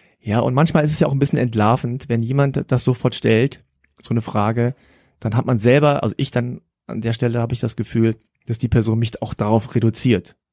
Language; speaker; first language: German; early bilingual, other home language; Korean